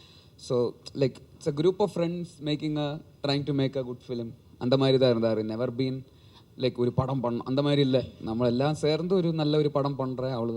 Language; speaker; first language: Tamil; non-native, learner; Malayalam